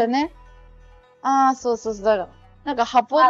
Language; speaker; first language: Spanish; non-native, learner; Japanese